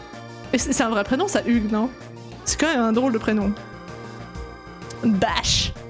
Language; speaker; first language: French; native; French